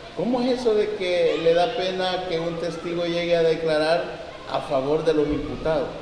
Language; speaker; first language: Spanish; native; Spanish